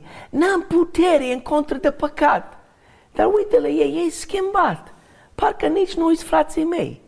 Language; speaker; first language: Romanian; non-native, learner; English